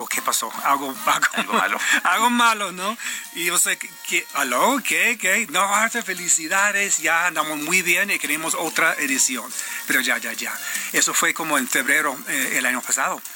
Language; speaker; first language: Spanish; non-native, fluent; English